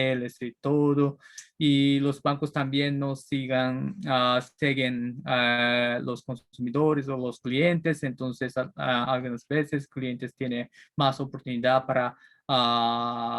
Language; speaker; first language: Spanish; non-native, learner; Japanese